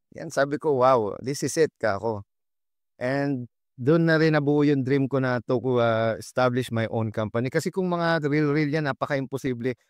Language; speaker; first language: Filipino; native; Filipino